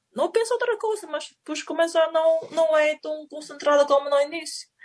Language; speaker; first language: Portuguese; non-native, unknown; Chinese